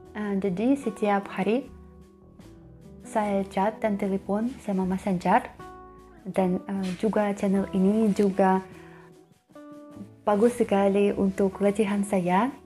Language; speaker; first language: Indonesian; non-native, learner; Russian